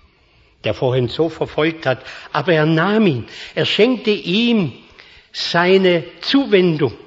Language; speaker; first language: German; native; German